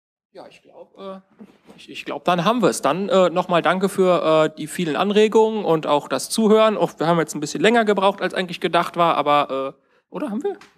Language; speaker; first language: German; native; German